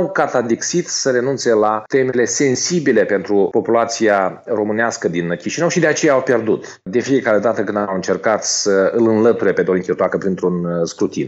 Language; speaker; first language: Romanian; native; Romanian